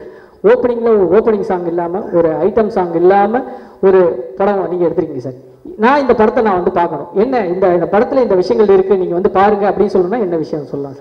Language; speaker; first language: Tamil; native; Tamil